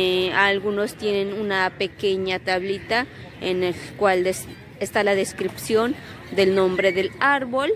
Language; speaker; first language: Spanish; native; Spanish